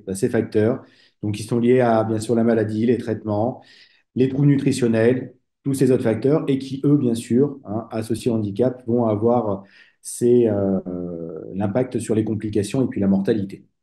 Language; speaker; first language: French; native; French